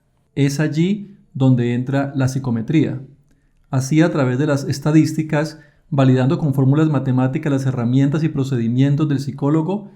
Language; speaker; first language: Spanish; native; Spanish